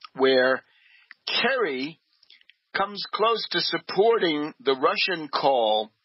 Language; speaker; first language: English; native; English